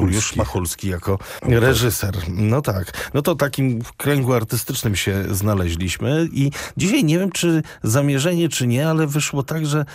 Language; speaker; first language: Polish; native; Polish